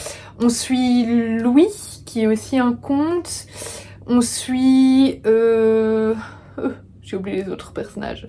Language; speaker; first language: French; native; French